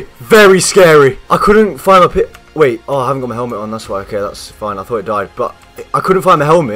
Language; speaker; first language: English; native; English